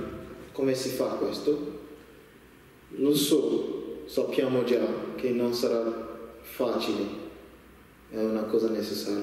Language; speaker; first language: Italian; non-native, learner; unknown